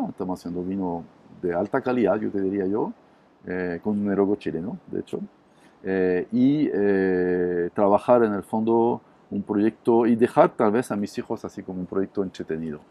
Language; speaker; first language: Spanish; non-native, fluent; French